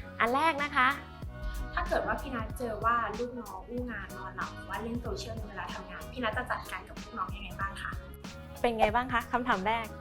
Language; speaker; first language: Thai; native; Thai